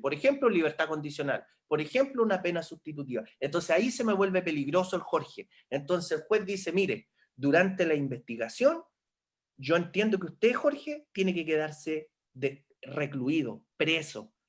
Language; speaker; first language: Spanish; native; Spanish